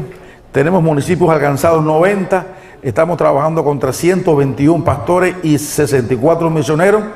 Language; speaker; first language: Spanish; native; Spanish